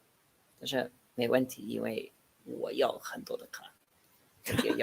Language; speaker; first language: Chinese; non-native, learner; English